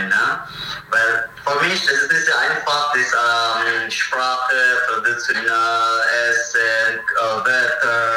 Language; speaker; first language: German; non-native, learner; Filipino